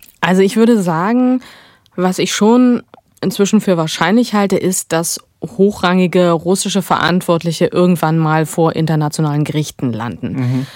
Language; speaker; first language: German; native; German